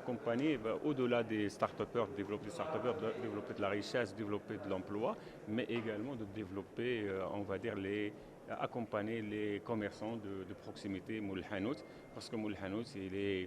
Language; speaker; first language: French; non-native, local second language; Arabic